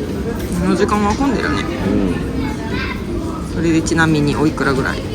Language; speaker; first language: Japanese; native; Japanese